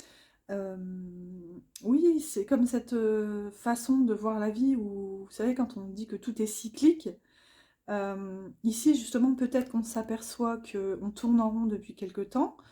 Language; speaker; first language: French; native; French